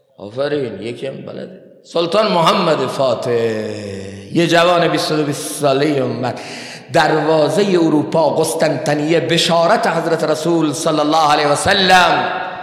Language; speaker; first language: Persian; non-native, local second language; Baluchi